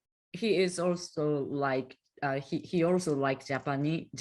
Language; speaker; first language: English; non-native, learner; Japanese